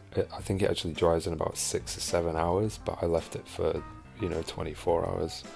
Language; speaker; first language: English; native; English